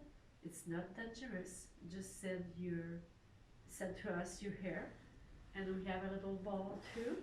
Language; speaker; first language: English; non-native, learner; French